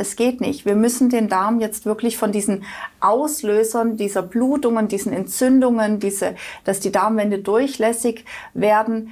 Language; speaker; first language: German; native; German